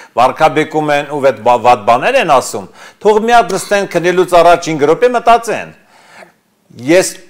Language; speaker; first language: Armenian; native; Armenian